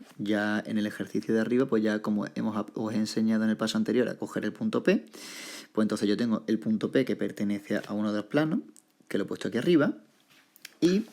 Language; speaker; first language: Spanish; native; Spanish